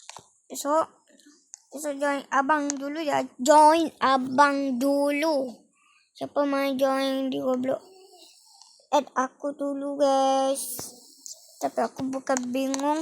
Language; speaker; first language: Malay; native; Malay